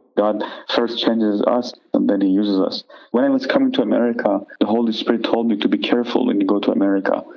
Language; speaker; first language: English; non-native, fluent; Persian